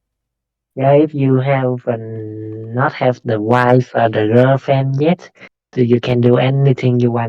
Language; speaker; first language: English; non-native, learner; Vietnamese